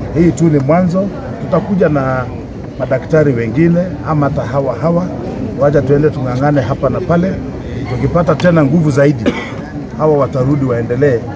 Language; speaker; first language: Swahili; non-native, local second language; Luyia